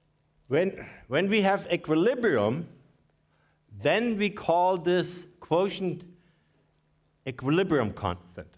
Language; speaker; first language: English; non-native, fluent; German